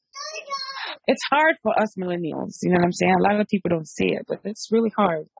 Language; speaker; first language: English; early bilingual, other home language; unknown